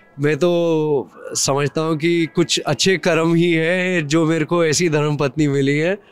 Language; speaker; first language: Hindi; native; Hindi